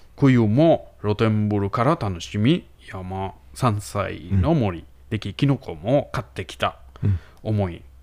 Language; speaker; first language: Japanese; non-native, learner; Bangla